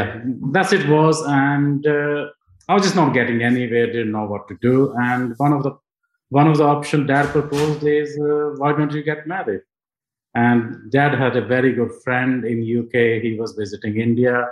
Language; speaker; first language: English; non-native, local second language; Punjabi